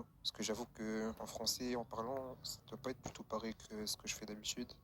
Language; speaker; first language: French; native; French